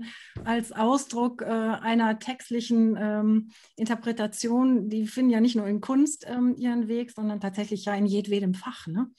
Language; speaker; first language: German; native; German